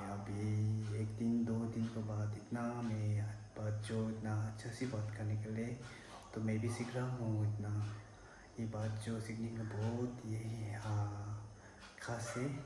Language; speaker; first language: Hindi; non-native, learner; Tibetan